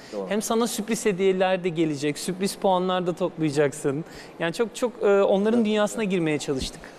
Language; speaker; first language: Turkish; native; Turkish